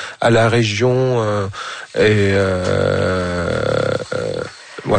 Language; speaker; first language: French; non-native, fluent; Arabic